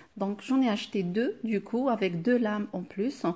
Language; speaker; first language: French; non-native, local second language; Arabic